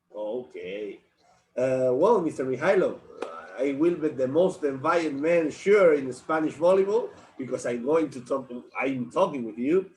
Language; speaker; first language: English; non-native, learner; Spanish